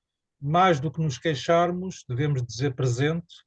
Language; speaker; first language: Portuguese; native; Portuguese